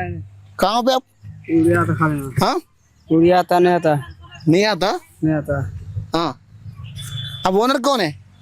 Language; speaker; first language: Hindi; non-native, local second language; Telugu